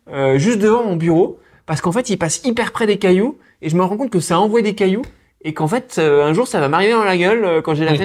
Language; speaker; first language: French; native; French